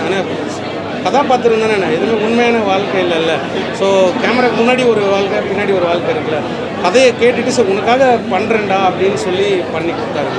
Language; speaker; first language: Tamil; native; Tamil